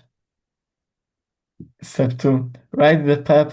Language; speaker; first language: English; non-native, learner; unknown